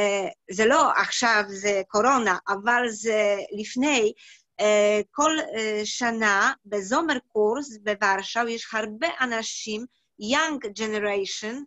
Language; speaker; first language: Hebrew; non-native, learner; Polish